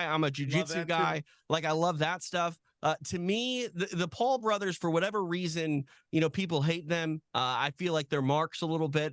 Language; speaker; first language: English; native; English